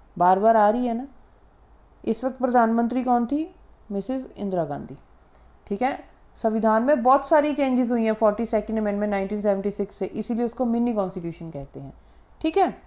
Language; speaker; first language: Hindi; non-native, local second language; Punjabi